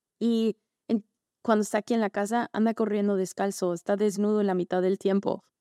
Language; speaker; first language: Spanish; early bilingual, heritage; Spanish